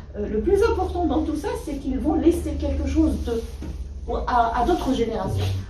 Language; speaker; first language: French; non-native, local second language; Arabic